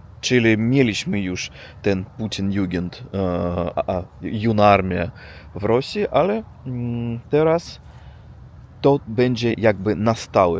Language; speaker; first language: Polish; non-native, learner; Russian